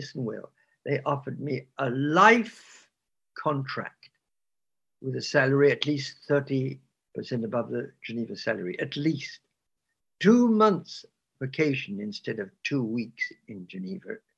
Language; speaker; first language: English; native; English